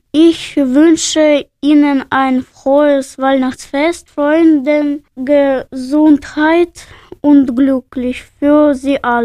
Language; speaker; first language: German; early bilingual, other home language; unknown